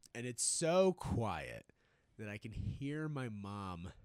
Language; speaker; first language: English; native; English